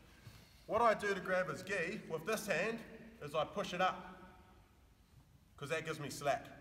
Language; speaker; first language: English; native; English